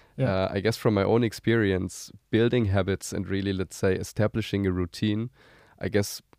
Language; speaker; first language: English; non-native, fluent; German